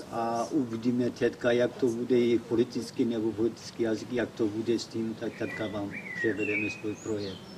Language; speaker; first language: Czech; non-native, learner; Kurdish